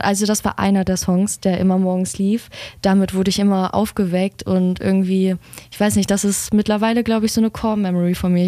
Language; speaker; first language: German; native; German